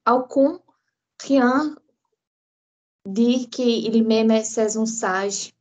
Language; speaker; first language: French; non-native, learner; Portuguese